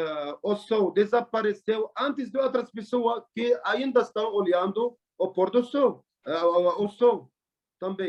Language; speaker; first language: Portuguese; non-native, learner; Arabic